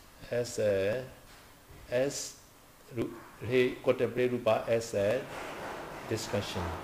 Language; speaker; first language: English; non-native, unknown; Burmese